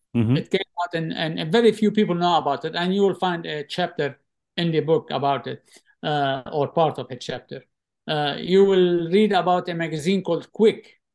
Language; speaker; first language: English; non-native, fluent; Arabic